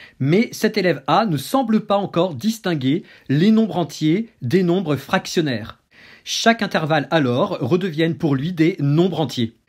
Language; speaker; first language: French; native; French